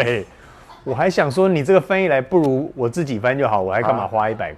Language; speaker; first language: Chinese; native; Chinese